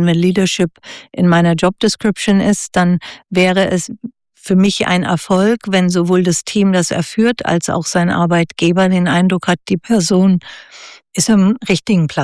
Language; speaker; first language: German; native; German